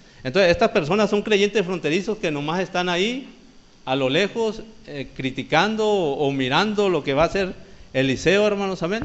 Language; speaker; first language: Spanish; native; Spanish